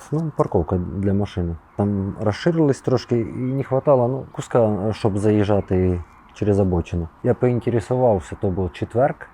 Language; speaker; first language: Ukrainian; non-native, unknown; Latvian